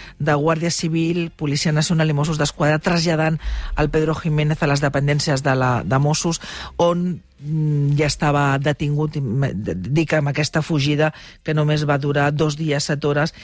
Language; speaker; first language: Catalan; non-native, local second language; Spanish